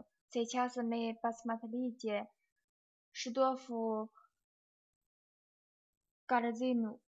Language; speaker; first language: Russian; non-native, learner; Chinese